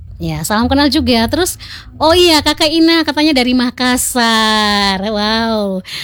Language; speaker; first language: Indonesian; native; Indonesian